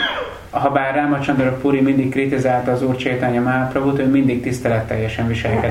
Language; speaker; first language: Hungarian; native; Hungarian